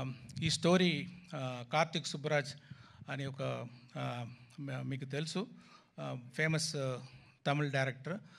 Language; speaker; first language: Telugu; non-native, learner; Tamil